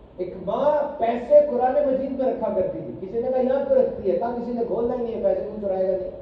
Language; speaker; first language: Urdu; native; Urdu